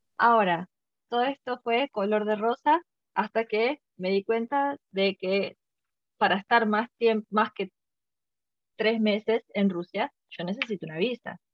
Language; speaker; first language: Spanish; native; Spanish